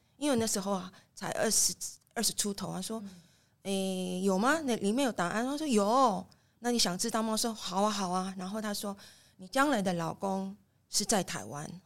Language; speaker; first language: Chinese; non-native, fluent; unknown